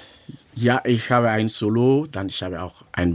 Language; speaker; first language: German; non-native, learner; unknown